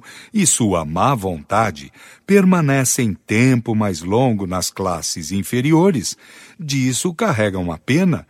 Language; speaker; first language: Portuguese; native; Portuguese